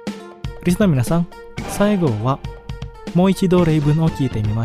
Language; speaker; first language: Japanese; non-native, fluent; Indonesian